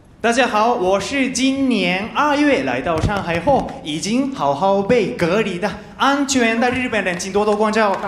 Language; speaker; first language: Chinese; non-native, fluent; Japanese